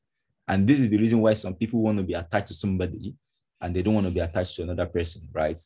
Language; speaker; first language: English; non-native, local second language; Yoruba